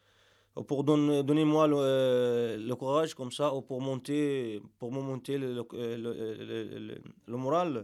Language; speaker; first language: French; non-native, learner; Arabic